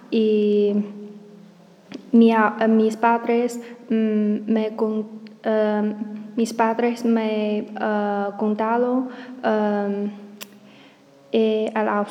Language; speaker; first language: Spanish; non-native, learner; Chinese